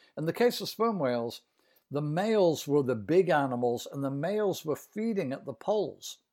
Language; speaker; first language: English; native; English